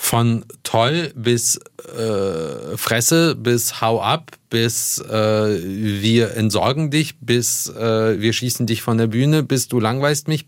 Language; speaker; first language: German; early bilingual, other home language; Russian